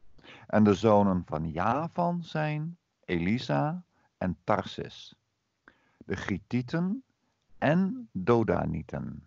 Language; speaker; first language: Dutch; native; Dutch